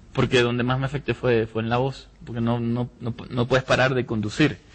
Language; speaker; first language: Spanish; native; Spanish